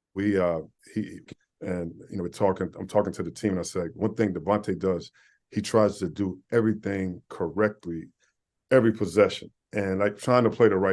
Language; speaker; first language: English; native; English